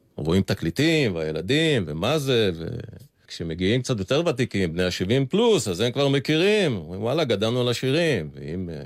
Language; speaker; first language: Hebrew; native; Hebrew